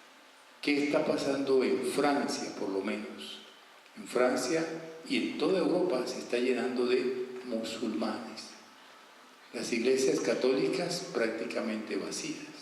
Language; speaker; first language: Spanish; native; Spanish